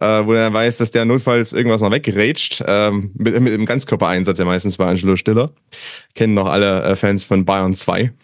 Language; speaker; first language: German; native; German